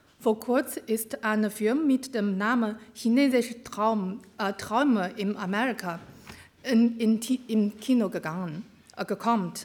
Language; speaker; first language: German; non-native, learner; Chinese